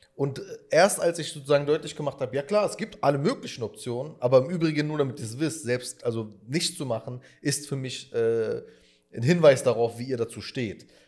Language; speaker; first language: German; early bilingual, other home language; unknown